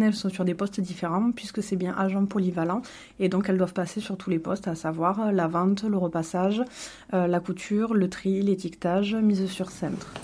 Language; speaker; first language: French; native; French